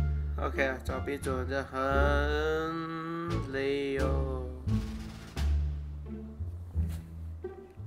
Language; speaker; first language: Chinese; early bilingual, heritage; Chinese